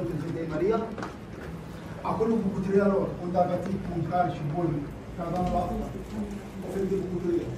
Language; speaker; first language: Romanian; non-native, learner; Arabic